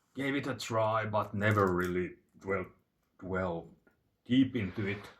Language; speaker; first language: English; non-native, fluent; Finnish